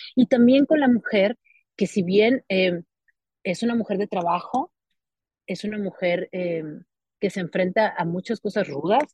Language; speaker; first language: Spanish; native; Spanish